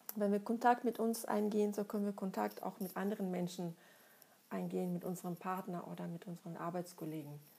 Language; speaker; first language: German; non-native, fluent; Russian